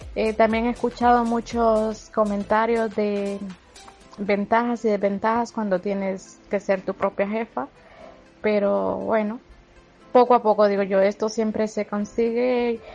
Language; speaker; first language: Spanish; native; Spanish